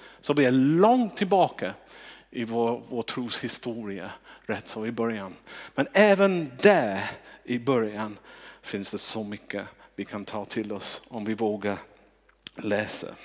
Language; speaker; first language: Swedish; non-native, fluent; English